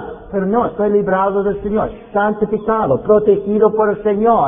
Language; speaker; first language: Spanish; non-native, fluent; English